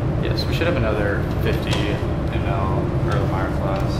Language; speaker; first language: English; native; English